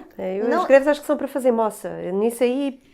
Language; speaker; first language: Portuguese; native; Portuguese